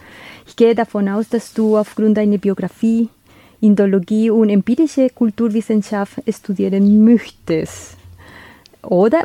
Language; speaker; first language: German; non-native, fluent; Spanish